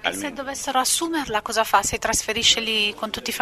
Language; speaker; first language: Italian; native; Italian